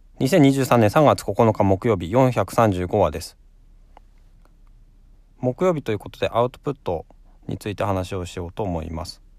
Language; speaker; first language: Japanese; native; Japanese